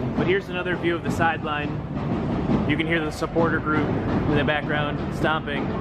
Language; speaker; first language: English; native; English